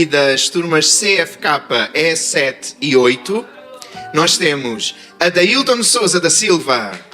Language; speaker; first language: Portuguese; native; Portuguese